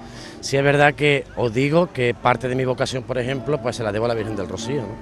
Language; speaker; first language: Spanish; native; Spanish